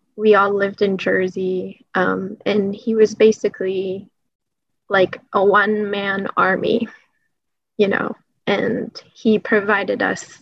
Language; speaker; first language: English; early bilingual, other home language; Persian